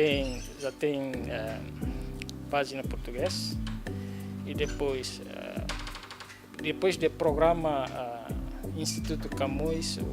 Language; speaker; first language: Portuguese; non-native, learner; Tetum